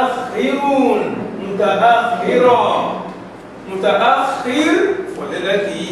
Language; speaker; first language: Arabic; non-native, fluent; Malay